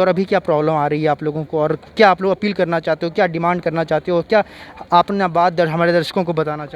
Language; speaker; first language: Hindi; native; Hindi